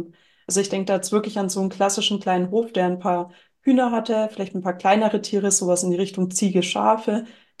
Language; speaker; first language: German; native; German